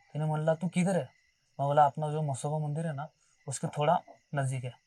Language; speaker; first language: Hindi; non-native, local second language; Marathi